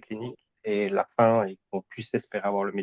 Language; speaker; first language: French; native; French